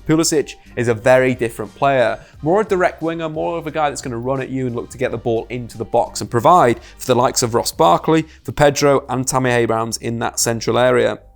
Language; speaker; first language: English; native; English